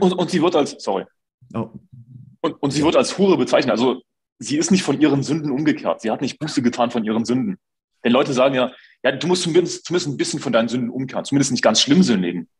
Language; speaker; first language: German; native; German